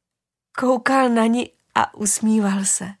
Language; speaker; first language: Czech; native; Czech